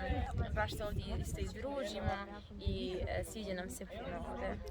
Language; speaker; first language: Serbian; early bilingual, heritage; Serbian